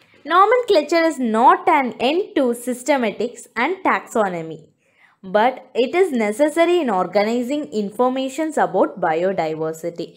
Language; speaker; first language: English; non-native, local second language; Tamil